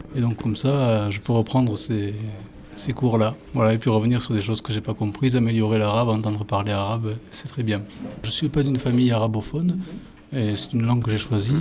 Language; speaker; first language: French; native; French